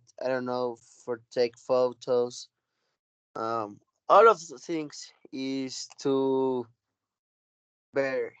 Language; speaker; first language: English; non-native, learner; Spanish